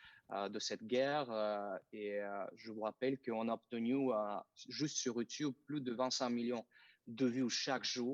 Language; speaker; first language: French; non-native, fluent; Russian